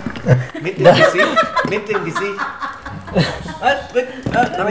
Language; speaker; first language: German; native; German